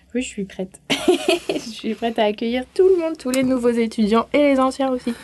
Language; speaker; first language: French; native; French